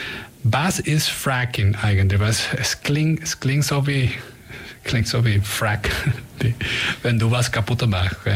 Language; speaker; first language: German; non-native, fluent; Spanish